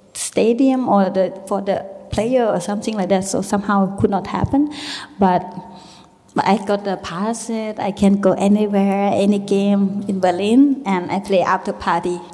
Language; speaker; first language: English; non-native, learner; Thai